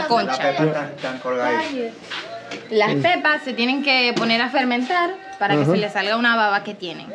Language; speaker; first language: Spanish; native; Spanish